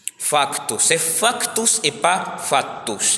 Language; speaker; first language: French; non-native, learner; Spanish